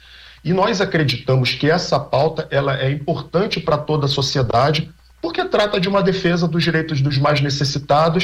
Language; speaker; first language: Portuguese; native; Portuguese